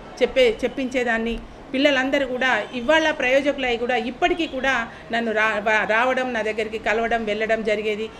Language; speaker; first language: Telugu; native; Telugu